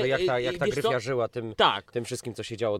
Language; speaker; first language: Polish; native; Polish